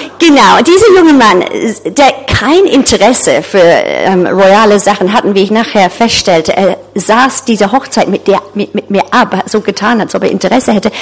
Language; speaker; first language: German; non-native, fluent; English